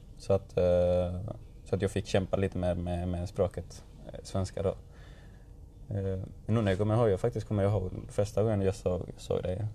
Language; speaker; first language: Swedish; non-native, learner; Spanish